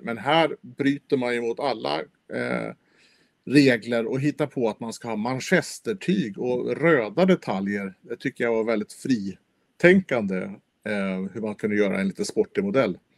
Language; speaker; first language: Swedish; native; Swedish